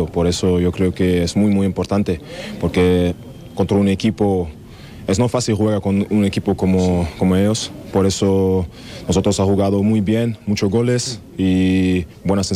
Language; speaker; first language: Spanish; non-native, learner; German